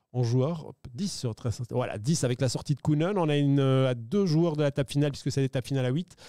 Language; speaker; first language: French; native; French